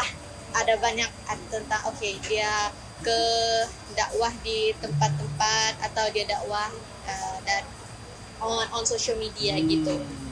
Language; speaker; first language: Indonesian; non-native, learner; Thai